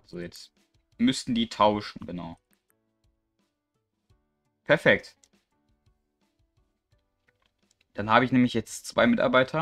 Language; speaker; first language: German; native; German